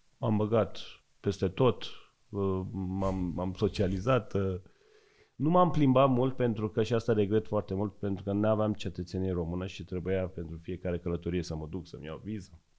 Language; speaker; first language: Romanian; non-native, fluent; Persian